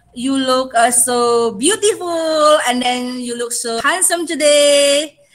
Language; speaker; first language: English; non-native, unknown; Indonesian